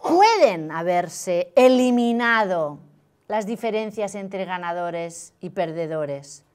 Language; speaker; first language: Spanish; non-native, local second language; Catalan